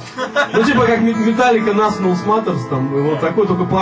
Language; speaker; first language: Russian; native; Russian